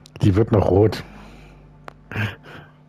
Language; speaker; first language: German; native; German